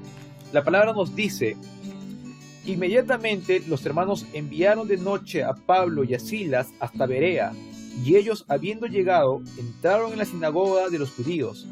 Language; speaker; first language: Spanish; native; Spanish